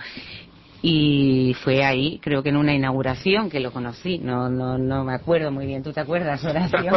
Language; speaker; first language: Spanish; early bilingual, heritage; Spanish